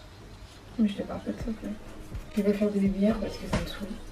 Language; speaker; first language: French; native; French